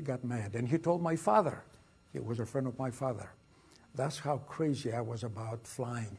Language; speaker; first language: English; non-native, fluent; Greek